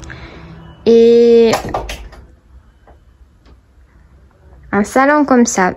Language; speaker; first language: French; non-native, fluent; Russian